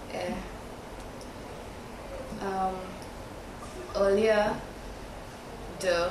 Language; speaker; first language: French; non-native, learner; English